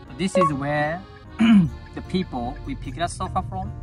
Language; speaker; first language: English; non-native, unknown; Japanese